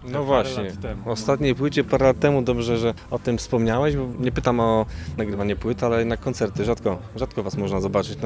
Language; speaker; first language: Polish; native; Polish